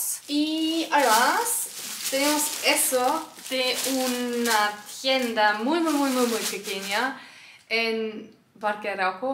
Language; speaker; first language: Spanish; non-native, learner; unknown